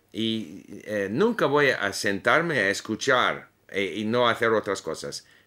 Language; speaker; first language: Spanish; non-native, fluent; English